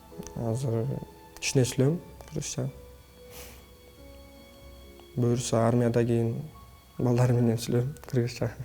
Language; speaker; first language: Kyrgyz; non-native, learner; Russian